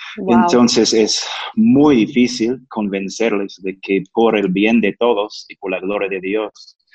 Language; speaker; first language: Spanish; non-native, fluent; English